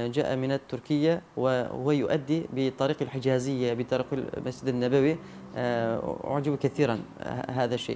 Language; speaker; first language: Arabic; non-native, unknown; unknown